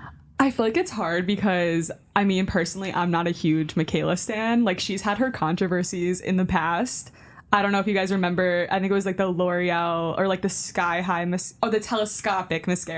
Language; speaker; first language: English; native; English